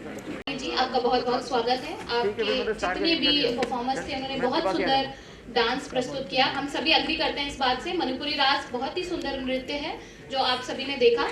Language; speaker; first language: Hindi; native; Hindi